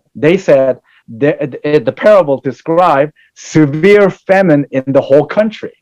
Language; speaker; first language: English; non-native, fluent; Korean